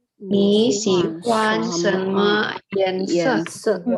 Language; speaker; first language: Chinese; non-native, learner; Indonesian